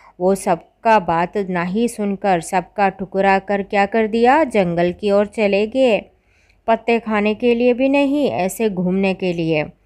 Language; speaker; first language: Hindi; non-native, local second language; Malayalam